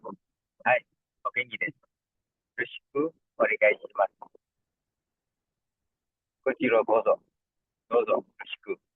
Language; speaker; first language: Japanese; non-native, learner; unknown